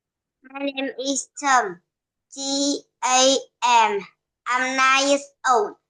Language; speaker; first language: English; non-native, learner; Vietnamese